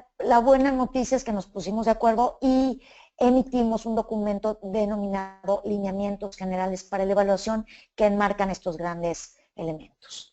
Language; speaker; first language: Spanish; native; Spanish